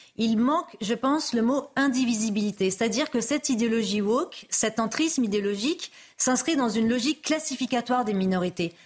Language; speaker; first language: French; native; French